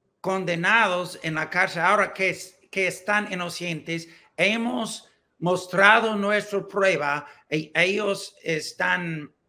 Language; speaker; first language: Spanish; non-native, learner; English